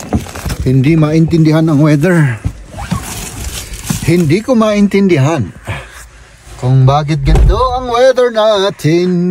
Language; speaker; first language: Filipino; non-native, local second language; Iloko